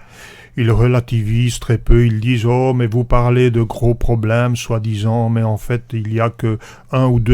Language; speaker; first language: French; native; French